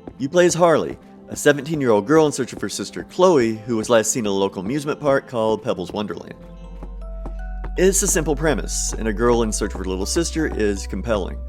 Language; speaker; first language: English; native; English